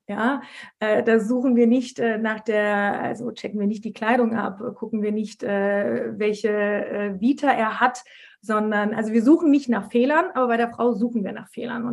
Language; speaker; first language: German; early bilingual, other home language; Turkish